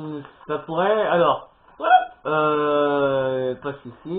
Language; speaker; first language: French; native; French